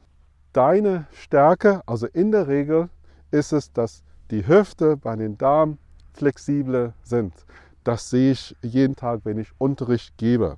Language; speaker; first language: German; non-native, fluent; English